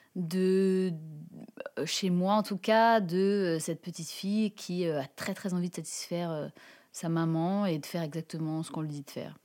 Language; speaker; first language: French; native; French